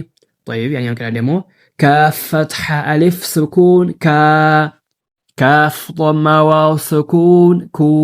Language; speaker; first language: Arabic; non-native, fluent; Amharic